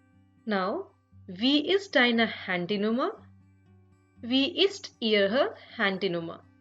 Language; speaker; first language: German; non-native, fluent; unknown